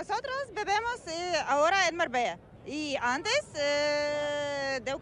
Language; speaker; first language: Spanish; non-native, learner; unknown